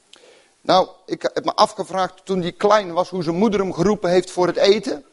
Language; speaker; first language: Dutch; native; Dutch